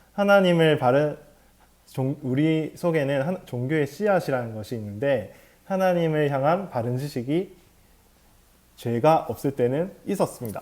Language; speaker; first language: Korean; native; Korean